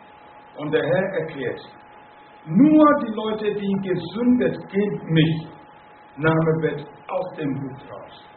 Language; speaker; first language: German; non-native, fluent; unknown